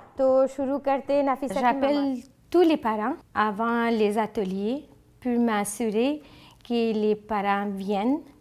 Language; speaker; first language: French; non-native, fluent; Bangla